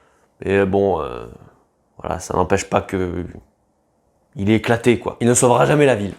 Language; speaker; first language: French; native; French